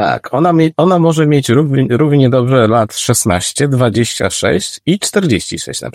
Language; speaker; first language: Polish; native; Polish